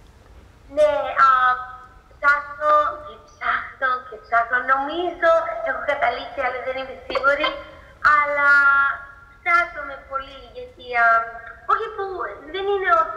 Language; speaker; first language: Greek; early bilingual, heritage; Greek